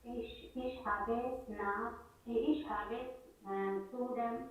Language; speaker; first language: German; non-native, learner; Hindi